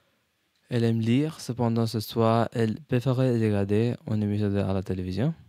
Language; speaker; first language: French; non-native, learner; English